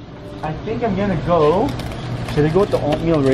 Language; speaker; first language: English; native; English